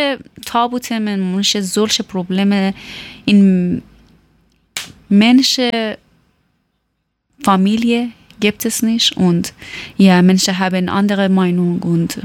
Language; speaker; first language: German; non-native, learner; Persian